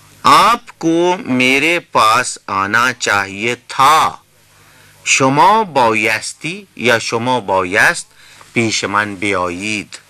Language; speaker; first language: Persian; non-native, fluent; Urdu